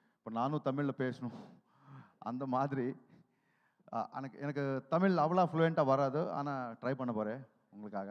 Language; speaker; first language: Tamil; non-native, learner; Telugu